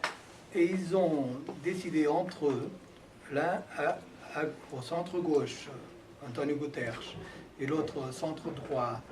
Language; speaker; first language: French; non-native, fluent; Portuguese